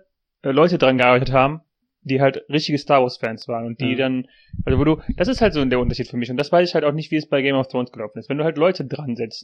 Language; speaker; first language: German; native; German